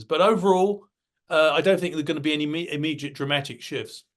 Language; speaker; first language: English; native; English